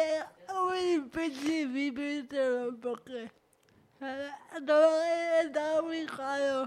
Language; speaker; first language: Spanish; non-native, learner; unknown